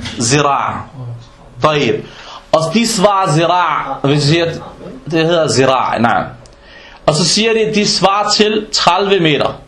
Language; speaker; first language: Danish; non-native, fluent; Arabic